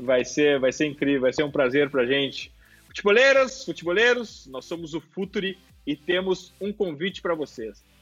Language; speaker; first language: Portuguese; native; Portuguese